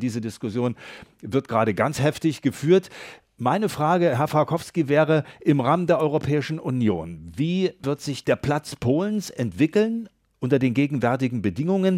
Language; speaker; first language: German; native; German